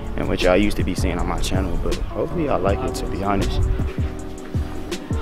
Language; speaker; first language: English; native; English